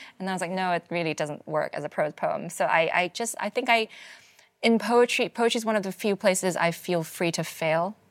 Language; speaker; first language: English; non-native, local second language; Cantonese